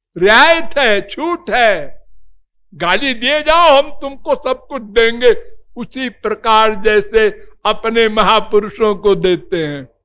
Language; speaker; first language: Hindi; native; Hindi